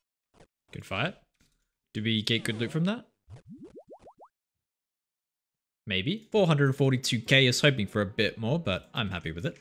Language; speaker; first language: English; native; English